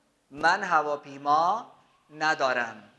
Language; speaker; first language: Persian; non-native, fluent; Urdu